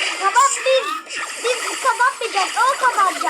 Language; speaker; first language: Turkish; early bilingual, other home language; Arabic